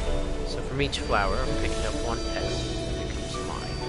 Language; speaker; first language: English; native; English